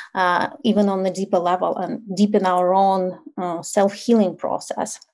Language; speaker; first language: English; non-native, fluent; Ukrainian